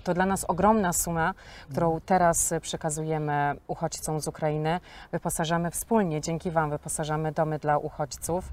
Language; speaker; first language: Polish; native; Polish